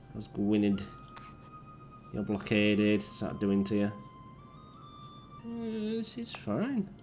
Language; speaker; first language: English; native; English